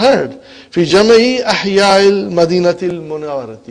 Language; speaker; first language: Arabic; non-native, fluent; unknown